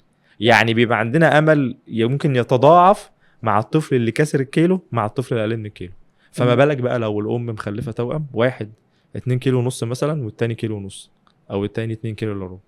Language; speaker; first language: Arabic; native; Arabic